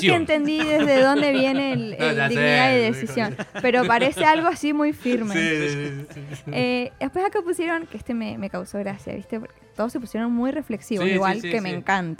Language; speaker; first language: Spanish; native; Spanish